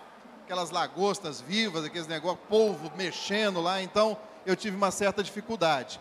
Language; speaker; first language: Portuguese; native; Portuguese